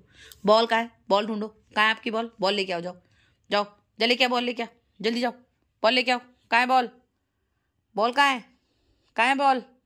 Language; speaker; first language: Hindi; native; Hindi